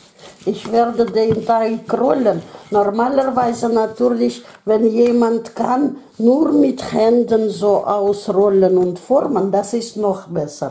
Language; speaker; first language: German; non-native, fluent; Russian